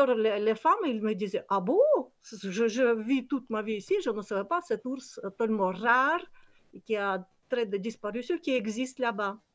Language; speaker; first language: French; non-native, learner; Kyrgyz